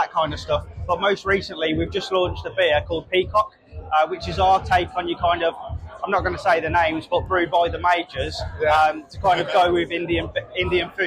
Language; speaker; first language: English; native; English